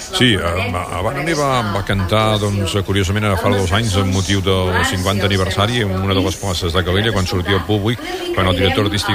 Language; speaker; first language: Catalan; native; Catalan